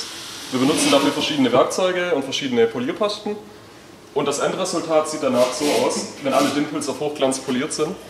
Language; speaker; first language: German; native; German